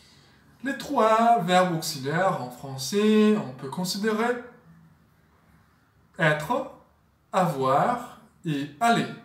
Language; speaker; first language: French; non-native, fluent; Portuguese